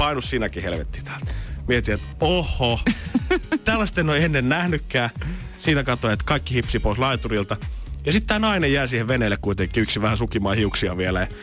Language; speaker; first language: Finnish; native; Finnish